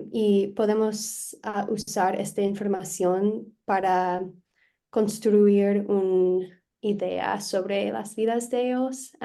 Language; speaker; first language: Spanish; non-native, learner; English